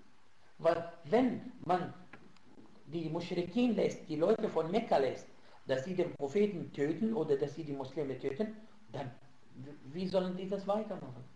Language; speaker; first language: German; non-native, fluent; Arabic